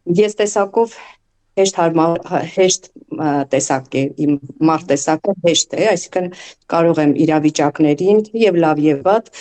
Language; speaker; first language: Armenian; native; Armenian